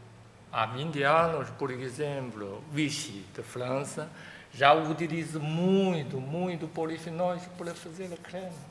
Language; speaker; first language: Portuguese; non-native, fluent; Chinese